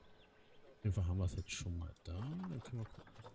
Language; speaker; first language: German; native; German